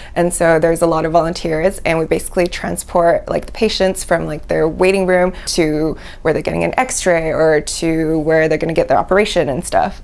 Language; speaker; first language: English; native; English